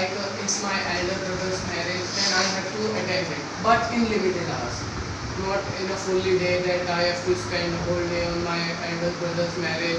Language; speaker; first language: English; non-native, learner; Hindi